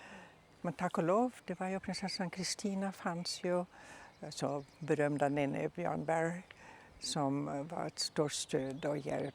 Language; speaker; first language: Swedish; non-native, fluent; German